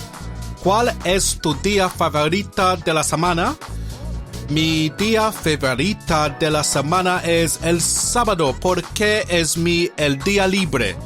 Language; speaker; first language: Spanish; non-native, learner; English